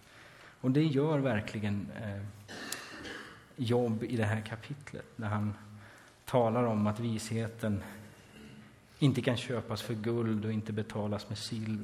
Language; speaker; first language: Swedish; native; Swedish